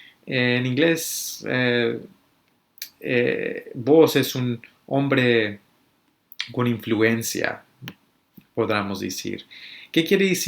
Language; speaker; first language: Spanish; early bilingual, other home language; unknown